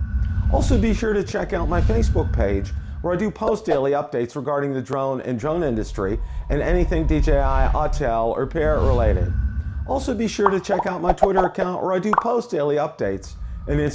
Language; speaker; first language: English; native; English